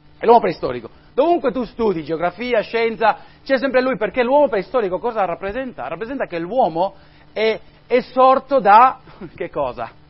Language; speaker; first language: Italian; non-native, fluent; Spanish